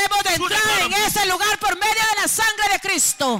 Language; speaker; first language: Spanish; native; Spanish